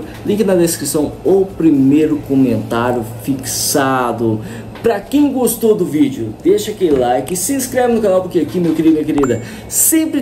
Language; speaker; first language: Portuguese; native; Portuguese